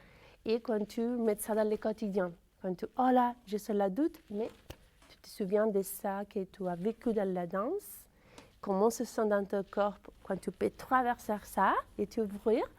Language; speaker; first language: French; non-native, fluent; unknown